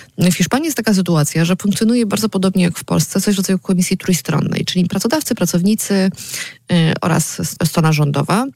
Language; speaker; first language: Polish; native; Polish